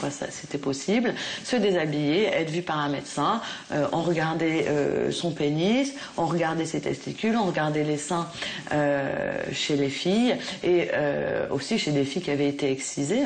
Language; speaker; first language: French; native; French